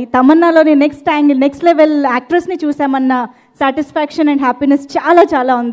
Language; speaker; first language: Telugu; native; Telugu